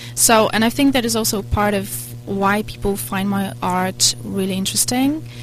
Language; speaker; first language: English; non-native, fluent; Polish